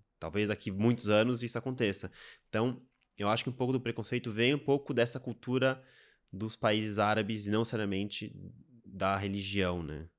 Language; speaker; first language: Portuguese; native; Portuguese